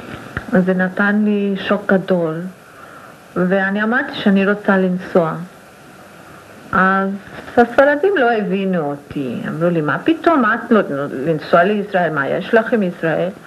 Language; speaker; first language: Hebrew; non-native, fluent; Spanish